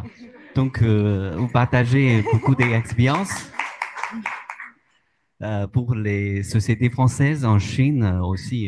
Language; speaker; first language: French; non-native, learner; Chinese